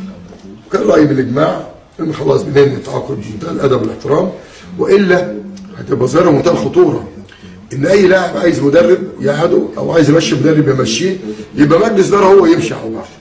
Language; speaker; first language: Arabic; native; Arabic